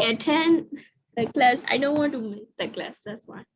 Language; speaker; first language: English; non-native, learner; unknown